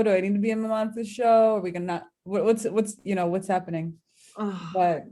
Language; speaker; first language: English; native; English